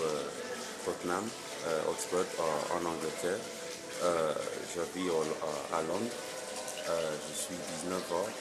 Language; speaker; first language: French; non-native, learner; English